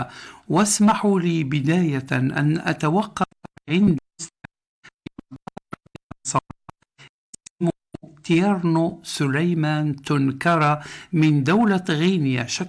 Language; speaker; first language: Arabic; native; Arabic